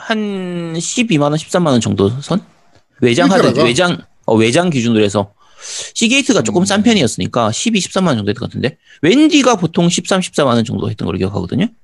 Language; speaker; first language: Korean; native; Korean